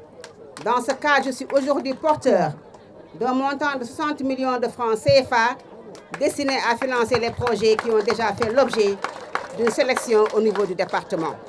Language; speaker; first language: French; non-native, local second language; Wolof